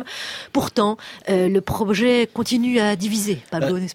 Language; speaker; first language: French; native; French